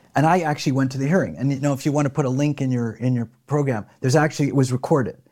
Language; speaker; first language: English; native; English